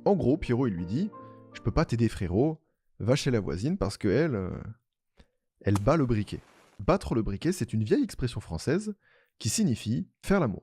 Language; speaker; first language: French; native; French